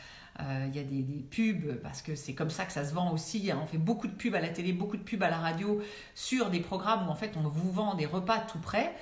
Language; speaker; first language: French; native; French